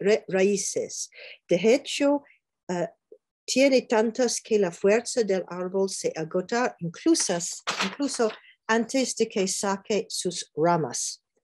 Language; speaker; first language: Spanish; non-native, learner; English